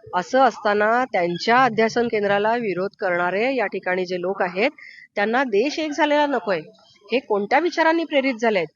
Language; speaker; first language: Marathi; native; Marathi